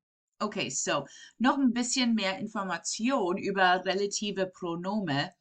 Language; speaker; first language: German; non-native, fluent; English